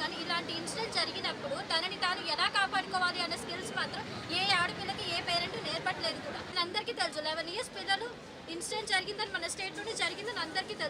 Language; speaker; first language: Telugu; native; Telugu